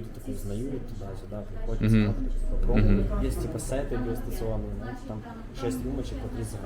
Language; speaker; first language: Russian; non-native, local second language; Ukrainian